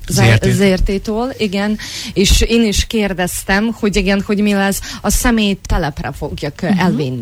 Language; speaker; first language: Hungarian; non-native, fluent; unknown